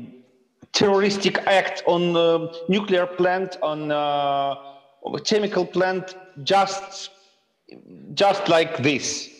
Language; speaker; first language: English; non-native, fluent; Ukrainian